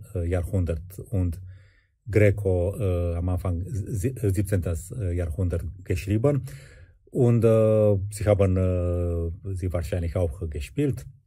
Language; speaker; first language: German; non-native, fluent; Romanian